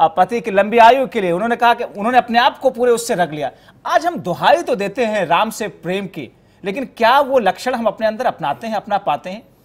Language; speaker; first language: Hindi; native; Hindi